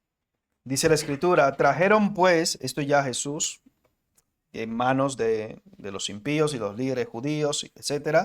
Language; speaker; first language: Spanish; native; Spanish